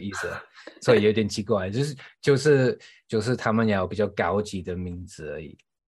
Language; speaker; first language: Chinese; non-native, fluent; English